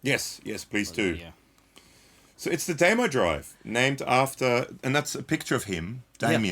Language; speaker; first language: English; native; English